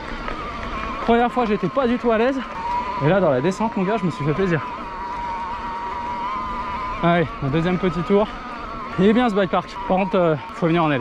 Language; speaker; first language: French; native; French